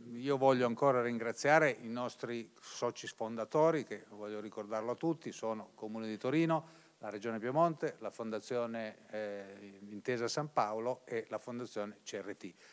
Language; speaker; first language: Italian; native; Italian